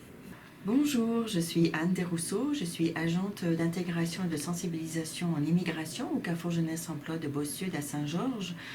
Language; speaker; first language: French; native; French